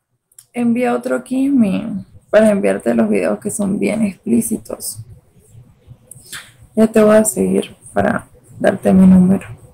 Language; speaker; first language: Spanish; native; Spanish